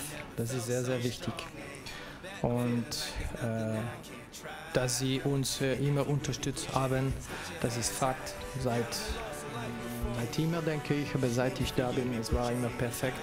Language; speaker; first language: German; non-native, fluent; French